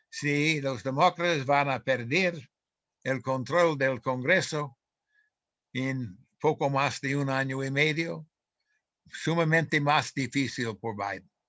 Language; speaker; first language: Spanish; non-native, fluent; English